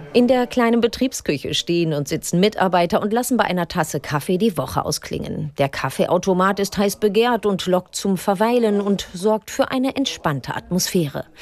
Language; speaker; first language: German; native; German